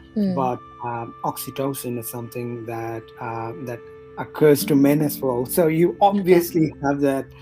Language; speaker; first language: English; non-native, local second language; Tamil